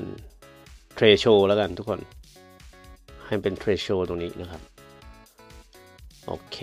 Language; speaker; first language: Thai; native; Thai